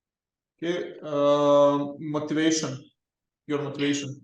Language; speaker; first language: English; non-native, learner; Serbian